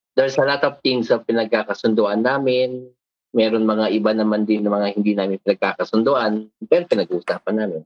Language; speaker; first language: Filipino; native; Filipino